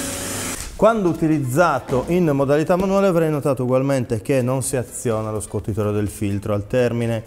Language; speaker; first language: Italian; native; Italian